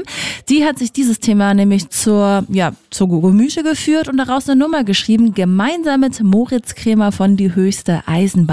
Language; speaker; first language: German; native; German